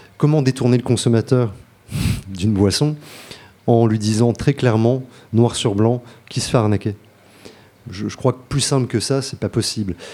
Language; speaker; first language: French; native; French